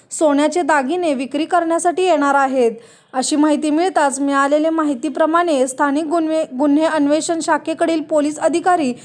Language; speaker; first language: Marathi; native; Marathi